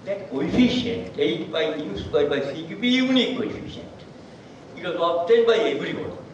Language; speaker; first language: English; non-native, local second language; Bangla